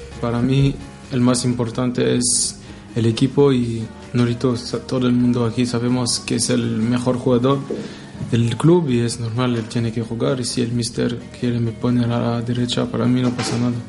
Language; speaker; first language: Spanish; non-native, learner; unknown